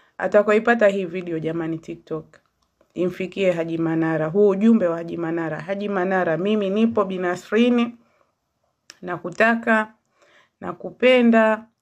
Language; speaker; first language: Swahili; native; Swahili